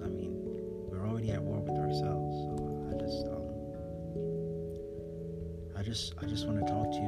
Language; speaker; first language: English; native; English